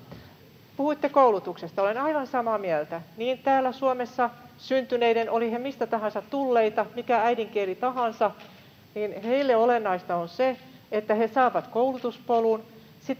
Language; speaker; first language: Finnish; native; Finnish